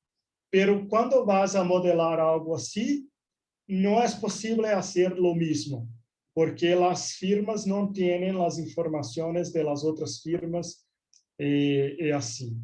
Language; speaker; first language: Spanish; non-native, fluent; Portuguese